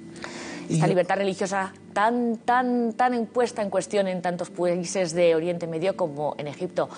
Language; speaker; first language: Spanish; native; Spanish